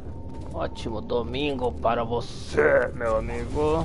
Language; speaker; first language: Portuguese; native; Portuguese